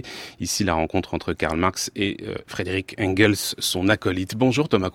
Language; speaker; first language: French; native; French